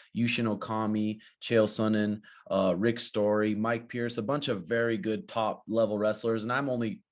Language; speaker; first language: English; native; English